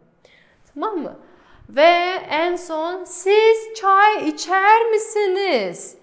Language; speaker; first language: Turkish; non-native, fluent; Kazakh